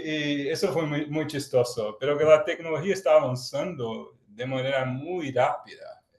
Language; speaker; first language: Spanish; non-native, fluent; Portuguese